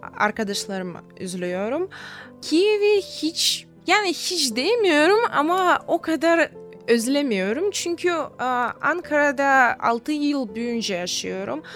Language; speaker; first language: Turkish; non-native, fluent; Russian